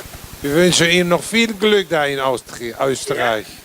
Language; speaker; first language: German; non-native, fluent; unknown